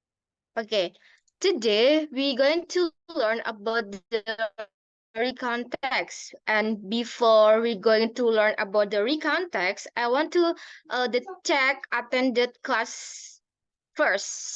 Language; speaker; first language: English; non-native, learner; Indonesian